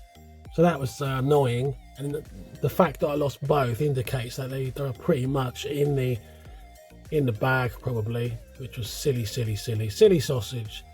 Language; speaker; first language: English; native; English